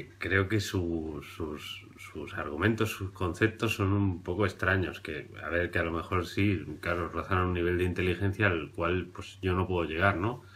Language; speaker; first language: Spanish; native; Spanish